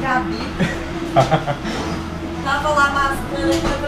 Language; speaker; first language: Portuguese; native; Portuguese